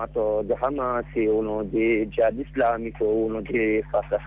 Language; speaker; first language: Italian; non-native, learner; Arabic